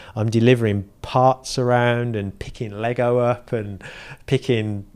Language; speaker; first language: English; native; English